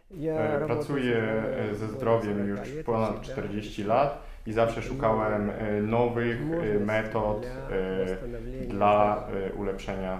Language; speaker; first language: Polish; non-native, fluent; Russian